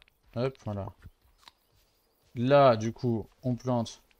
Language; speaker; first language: French; native; French